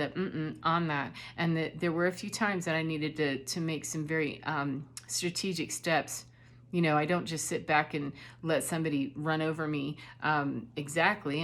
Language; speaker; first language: English; native; English